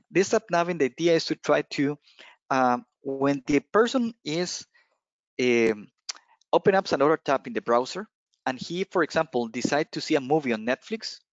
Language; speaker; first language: English; non-native, fluent; Spanish